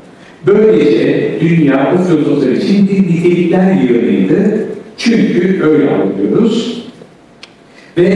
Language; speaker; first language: Turkish; native; Turkish